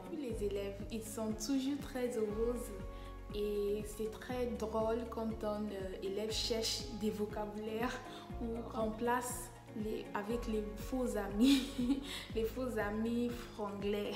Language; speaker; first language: French; non-native, fluent; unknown